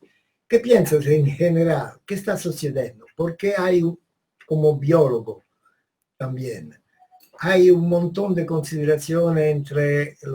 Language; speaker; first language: Spanish; non-native, fluent; Italian